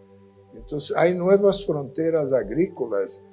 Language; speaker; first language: Spanish; non-native, fluent; Portuguese